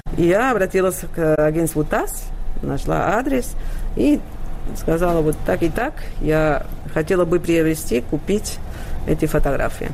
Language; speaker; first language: Russian; non-native, fluent; Catalan